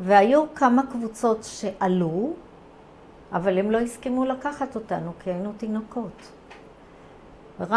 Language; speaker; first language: Hebrew; early bilingual, other home language; Croatian